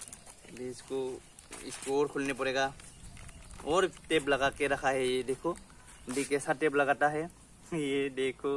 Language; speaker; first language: Hindi; non-native, local second language; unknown